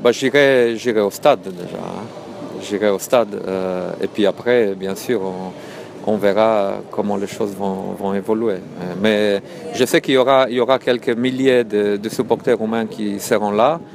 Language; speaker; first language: French; non-native, fluent; Romanian